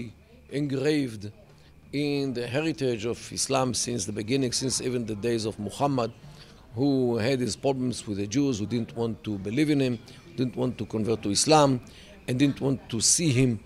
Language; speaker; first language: English; non-native, fluent; Hebrew